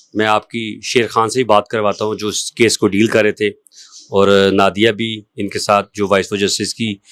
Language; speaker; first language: Urdu; non-native, local second language; Punjabi